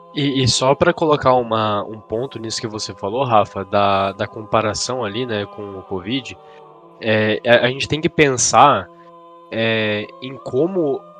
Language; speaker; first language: Portuguese; native; Portuguese